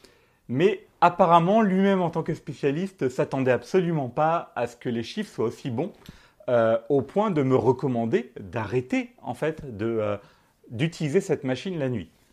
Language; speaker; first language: French; native; French